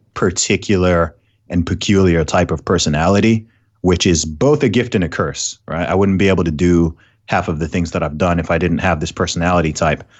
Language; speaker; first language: English; early bilingual, other home language; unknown